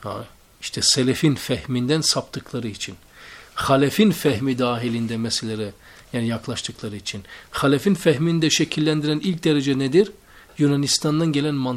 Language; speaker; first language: Turkish; native; Turkish